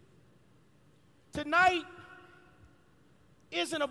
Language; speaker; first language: English; native; English